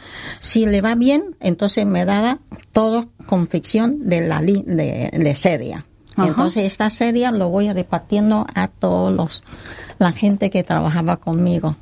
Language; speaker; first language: Spanish; non-native, learner; Khmer